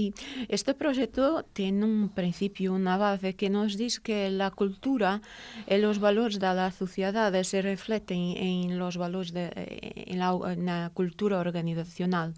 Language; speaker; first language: Spanish; non-native, fluent; Portuguese